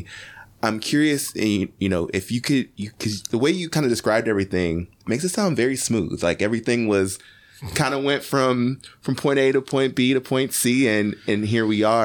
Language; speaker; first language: English; native; English